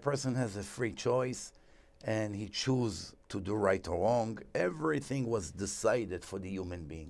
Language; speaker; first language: English; non-native, fluent; Hebrew